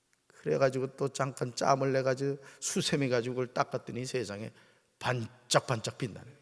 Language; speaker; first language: Korean; native; Korean